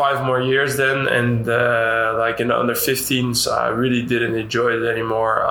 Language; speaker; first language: English; non-native, fluent; Dutch